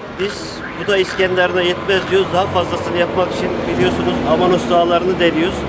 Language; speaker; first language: Turkish; native; Turkish